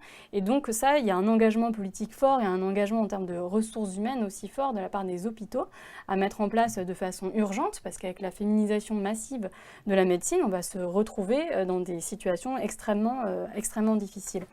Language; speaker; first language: French; native; French